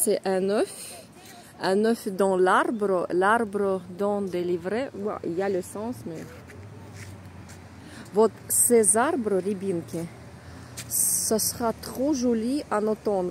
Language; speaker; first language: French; non-native, fluent; Russian